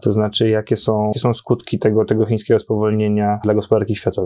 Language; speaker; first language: Polish; native; Polish